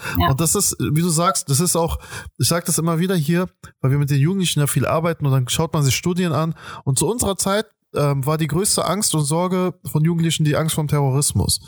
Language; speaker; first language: German; early bilingual, other home language; Persian